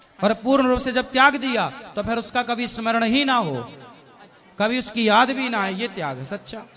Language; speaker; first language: Hindi; native; Hindi